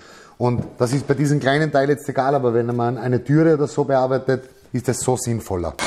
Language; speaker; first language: German; native; German